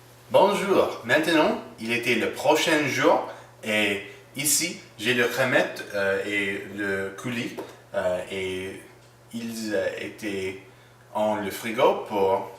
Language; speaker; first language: French; non-native, learner; English